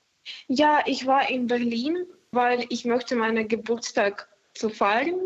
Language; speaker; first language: German; non-native, learner; Ukrainian